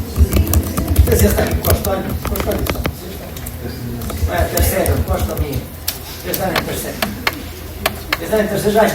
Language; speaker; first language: Spanish; native; Spanish